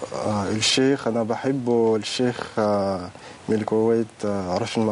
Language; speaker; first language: Arabic; non-native, learner; French